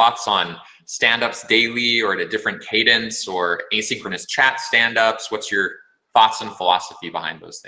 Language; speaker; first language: English; native; English